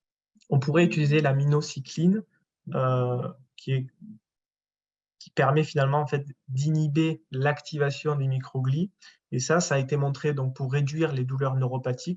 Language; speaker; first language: French; native; French